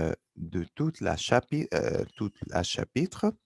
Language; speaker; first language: French; non-native, fluent; Arabic